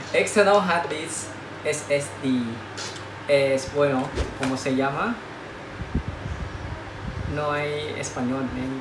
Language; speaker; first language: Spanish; non-native, learner; Thai